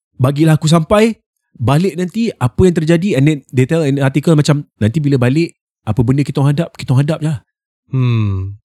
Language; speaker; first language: Malay; native; Malay